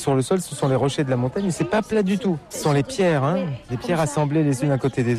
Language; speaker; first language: French; native; French